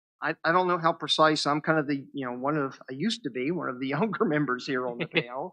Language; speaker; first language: English; native; English